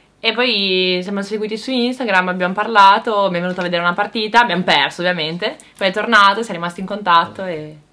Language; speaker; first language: Italian; native; Italian